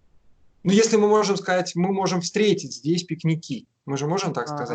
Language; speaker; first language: Russian; native; Russian